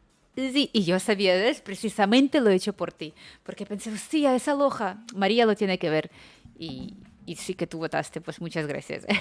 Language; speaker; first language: Spanish; non-native, fluent; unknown